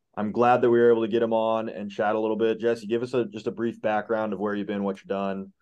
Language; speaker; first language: English; native; English